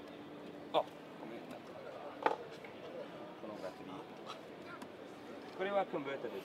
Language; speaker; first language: Japanese; non-native, learner; English